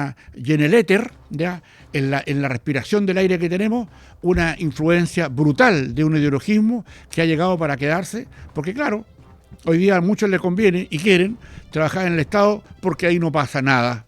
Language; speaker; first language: Spanish; native; Spanish